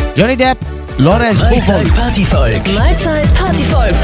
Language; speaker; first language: German; non-native, learner; Dutch